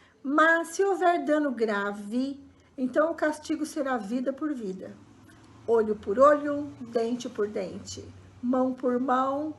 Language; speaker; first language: Portuguese; native; Portuguese